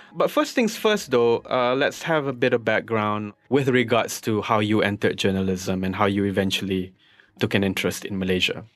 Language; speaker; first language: English; non-native, local second language; Malay